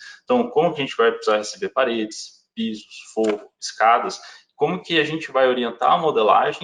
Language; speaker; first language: Portuguese; native; Portuguese